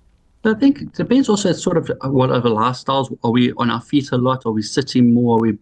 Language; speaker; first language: English; native; English